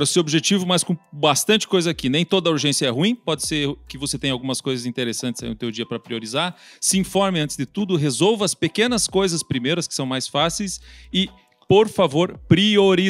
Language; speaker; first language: Portuguese; native; Portuguese